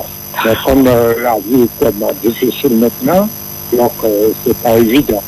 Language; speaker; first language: French; non-native, local second language; Guadeloupean Creole French